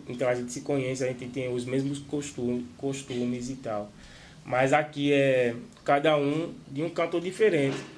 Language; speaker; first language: Portuguese; non-native, fluent; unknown